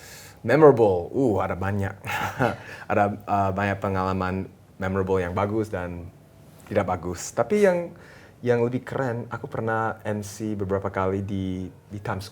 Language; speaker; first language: Indonesian; early bilingual, heritage; English